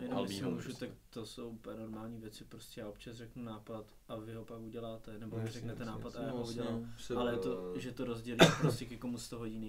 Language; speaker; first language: Czech; native; Czech